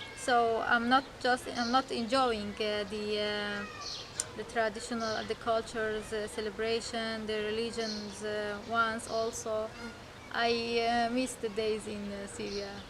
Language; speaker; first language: English; non-native, fluent; Arabic